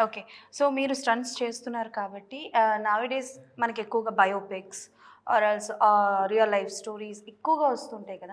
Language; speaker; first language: Telugu; native; Telugu